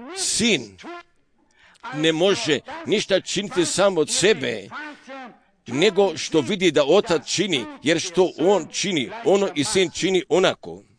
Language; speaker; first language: Croatian; early bilingual, heritage; Serbian